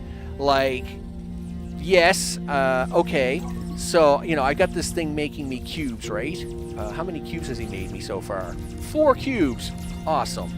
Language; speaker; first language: English; native; English